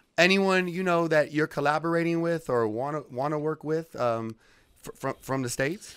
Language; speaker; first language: English; native; English